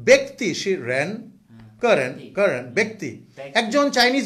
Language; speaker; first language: Bangla; native; Bangla